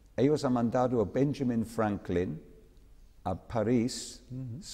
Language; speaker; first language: Spanish; non-native, learner; English